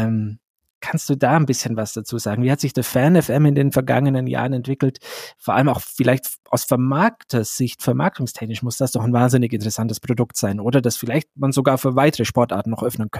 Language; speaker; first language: German; native; German